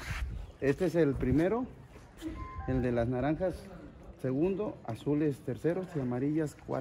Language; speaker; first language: Spanish; native; Spanish